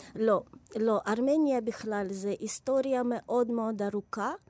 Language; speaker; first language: Hebrew; non-native, fluent; Ukrainian